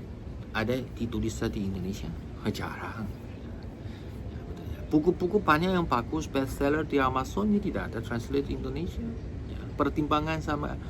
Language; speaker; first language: Indonesian; non-native, fluent; Chinese